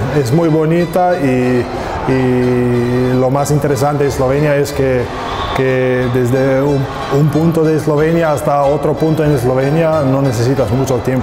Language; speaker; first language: Spanish; non-native, fluent; Slovenian